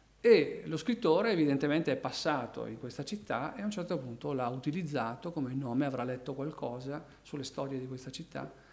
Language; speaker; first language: Italian; native; Italian